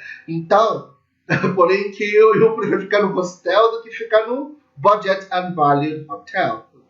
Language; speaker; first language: Portuguese; non-native, learner; English